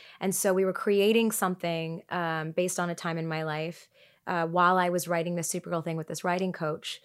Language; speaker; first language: English; early bilingual, other home language; Tigrinya